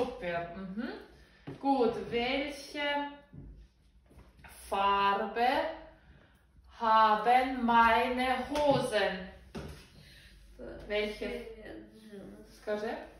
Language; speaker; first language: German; non-native, fluent; Russian